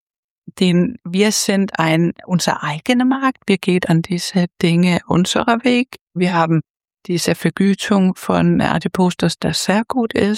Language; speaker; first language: German; non-native, fluent; Danish